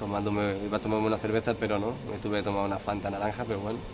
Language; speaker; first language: Spanish; native; Spanish